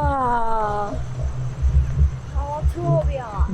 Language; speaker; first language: Chinese; non-native, learner; Mongolian